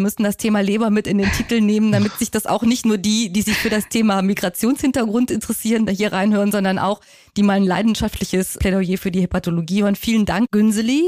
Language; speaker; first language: German; native; German